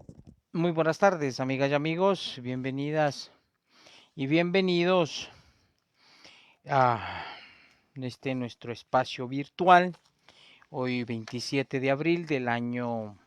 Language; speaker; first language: Spanish; native; Spanish